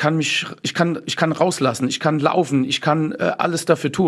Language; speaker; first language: German; native; German